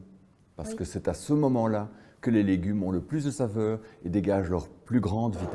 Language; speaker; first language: French; native; French